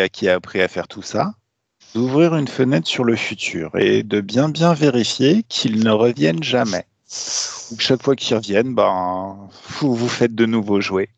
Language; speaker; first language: French; native; French